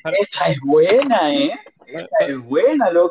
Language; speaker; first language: Spanish; native; Spanish